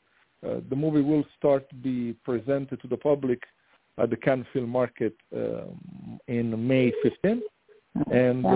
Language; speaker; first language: English; non-native, fluent; Italian